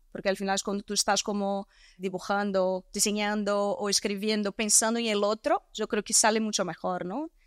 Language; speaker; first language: Spanish; non-native, fluent; Portuguese